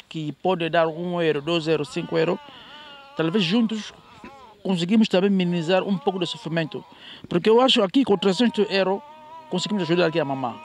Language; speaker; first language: Portuguese; native; Portuguese